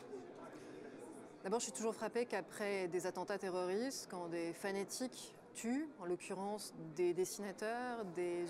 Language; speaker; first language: French; native; French